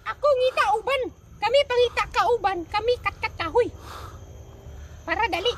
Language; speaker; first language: Cebuano; non-native, local second language; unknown